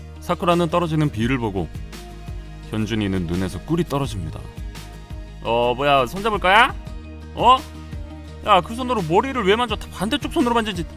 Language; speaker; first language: Korean; native; Korean